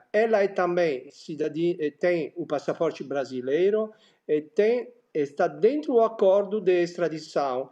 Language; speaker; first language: Portuguese; non-native, fluent; Italian